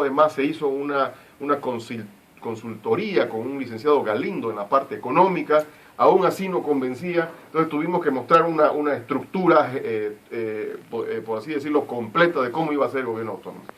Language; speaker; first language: Spanish; native; Spanish